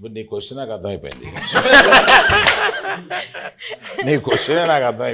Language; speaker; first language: Telugu; native; Telugu